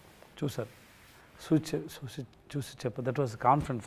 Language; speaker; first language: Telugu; non-native, learner; Tamil